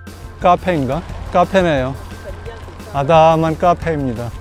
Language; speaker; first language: Korean; native; Korean